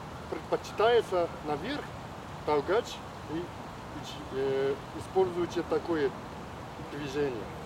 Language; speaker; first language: Russian; non-native, learner; Chinese